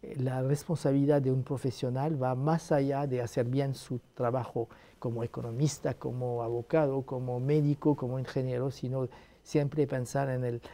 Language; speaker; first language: Spanish; non-native, fluent; Arabic